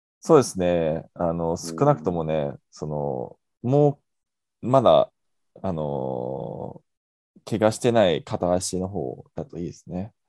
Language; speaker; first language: Japanese; non-native, fluent; English